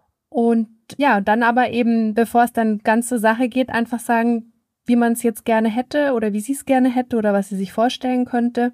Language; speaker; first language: German; native; German